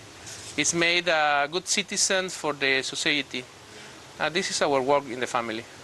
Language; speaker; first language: English; non-native, learner; Spanish